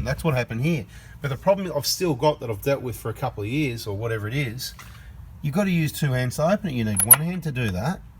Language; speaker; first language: English; native; English